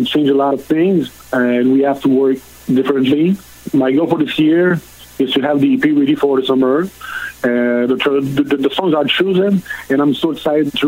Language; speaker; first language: English; non-native, learner; French